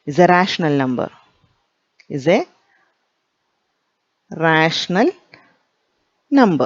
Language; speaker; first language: English; non-native, local second language; Malayalam